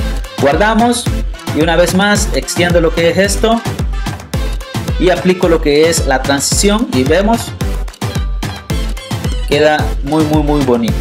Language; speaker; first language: Spanish; native; Spanish